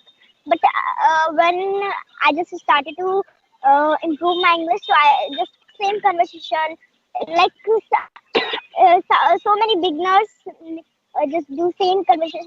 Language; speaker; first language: English; non-native, learner; Hindi